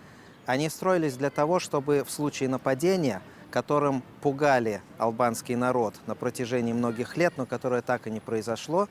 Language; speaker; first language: Russian; native; Russian